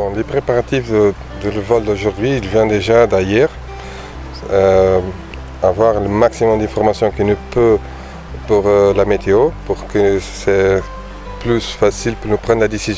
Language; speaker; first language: French; non-native, learner; Portuguese